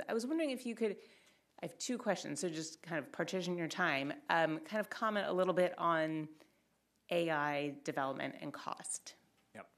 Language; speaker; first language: English; native; English